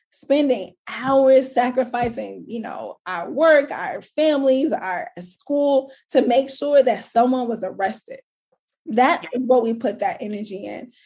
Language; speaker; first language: English; native; English